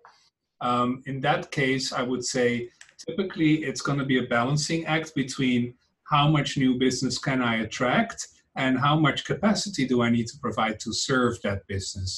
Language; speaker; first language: English; non-native, fluent; Dutch